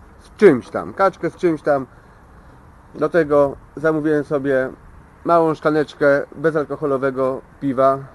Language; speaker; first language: Polish; native; Polish